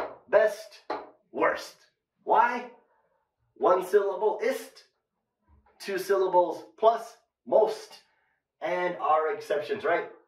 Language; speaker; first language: English; native; English